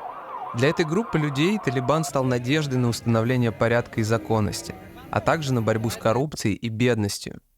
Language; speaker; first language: Russian; native; Russian